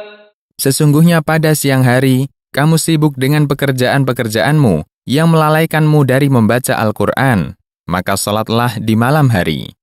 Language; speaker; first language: Indonesian; native; Indonesian